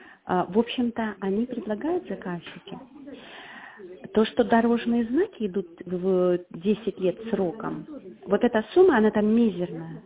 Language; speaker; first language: Russian; native; Russian